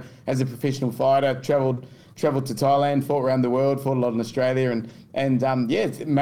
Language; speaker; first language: English; native; English